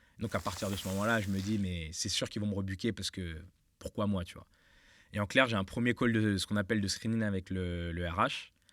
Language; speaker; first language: French; native; French